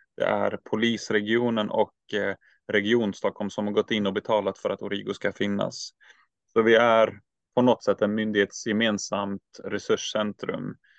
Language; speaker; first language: Swedish; early bilingual, other home language; Turkish